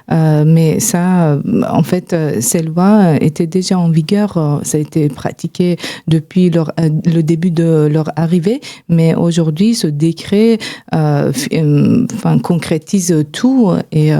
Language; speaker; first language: French; non-native, fluent; Persian